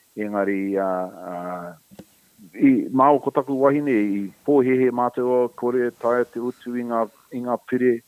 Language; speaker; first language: Māori; non-native, local second language; English